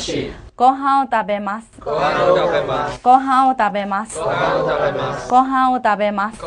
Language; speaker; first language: Japanese; non-native, fluent; Burmese